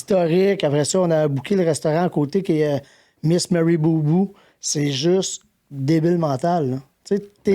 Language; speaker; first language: French; native; French